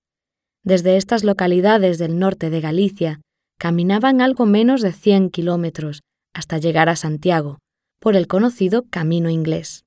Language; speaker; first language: Spanish; native; Spanish